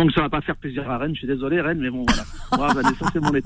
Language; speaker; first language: French; early bilingual, other home language; Arabic